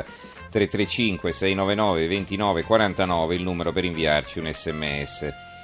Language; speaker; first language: Italian; native; Italian